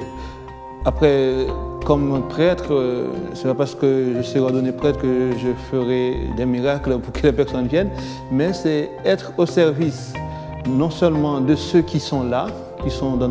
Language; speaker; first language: French; non-native, local second language; Haitian Creole